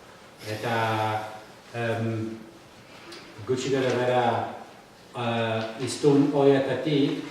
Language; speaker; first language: Basque; non-native, learner; English